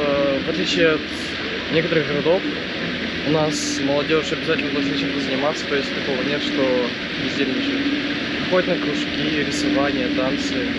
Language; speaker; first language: Russian; native; Russian